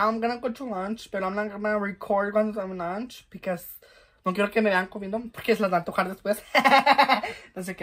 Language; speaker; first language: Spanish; early bilingual, heritage; Spanish